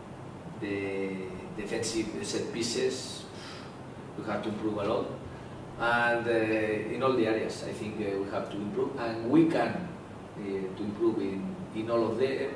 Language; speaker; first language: English; non-native, learner; Spanish